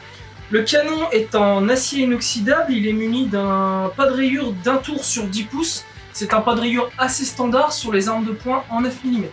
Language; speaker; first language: French; native; French